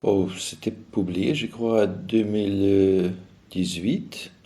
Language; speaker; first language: French; non-native, fluent; Russian